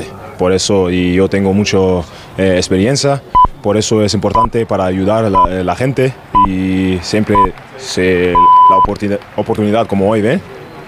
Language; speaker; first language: Spanish; non-native, learner; German